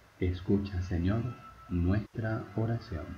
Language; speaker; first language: Spanish; native; Spanish